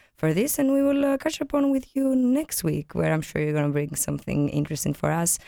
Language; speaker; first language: English; non-native, fluent; Greek